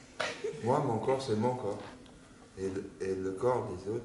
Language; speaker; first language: French; non-native, fluent; English